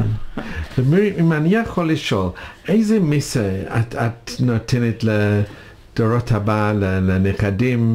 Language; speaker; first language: Hebrew; non-native, learner; English